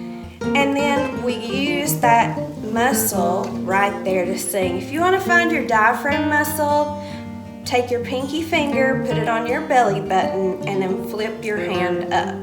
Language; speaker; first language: English; native; English